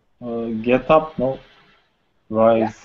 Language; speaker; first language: English; non-native, learner; Russian